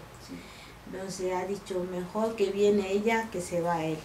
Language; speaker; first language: Spanish; non-native, fluent; Bambara